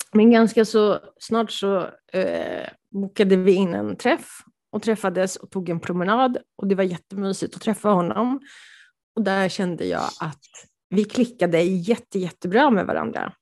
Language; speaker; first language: Swedish; early bilingual, other home language; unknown